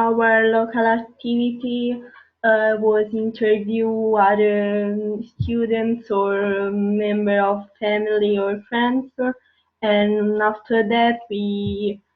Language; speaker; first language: English; non-native, learner; Italian